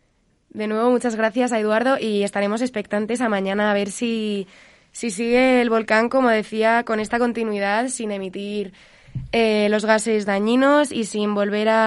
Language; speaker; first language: Spanish; native; Spanish